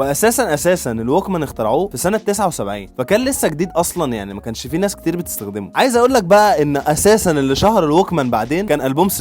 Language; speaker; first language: Arabic; native; Arabic